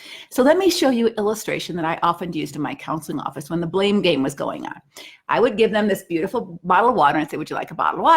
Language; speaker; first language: English; native; English